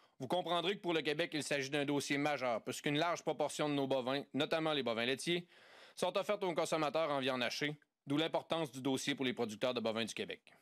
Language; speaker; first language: French; native; French